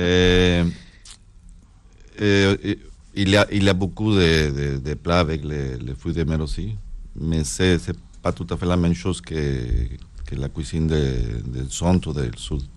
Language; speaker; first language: French; non-native, learner; Spanish